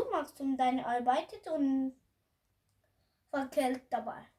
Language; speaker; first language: German; non-native, learner; Hindi